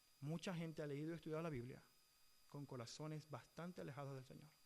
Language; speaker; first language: Spanish; native; Spanish